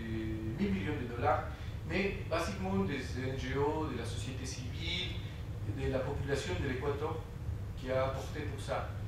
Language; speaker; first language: French; non-native, fluent; Spanish